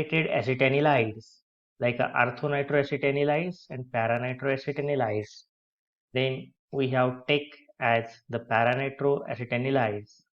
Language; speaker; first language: English; non-native, local second language; Marathi